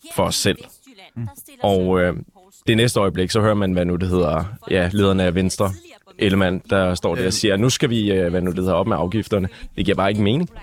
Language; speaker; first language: Danish; native; Danish